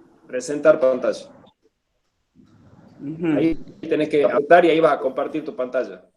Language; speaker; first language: Spanish; native; Spanish